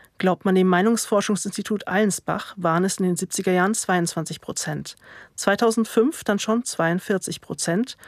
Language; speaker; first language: German; native; German